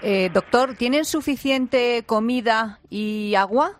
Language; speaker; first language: Spanish; native; Spanish